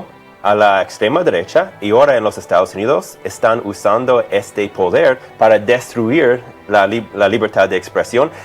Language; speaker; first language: Spanish; non-native, fluent; English